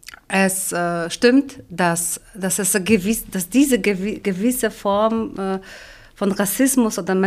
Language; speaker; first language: German; non-native, fluent; Polish